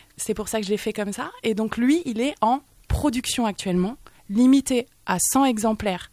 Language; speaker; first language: French; native; French